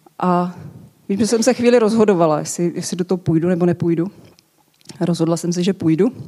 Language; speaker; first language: Czech; native; Czech